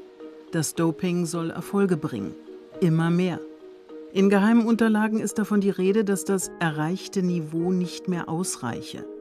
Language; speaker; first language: German; native; German